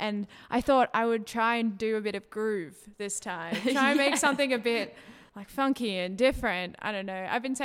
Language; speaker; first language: English; native; English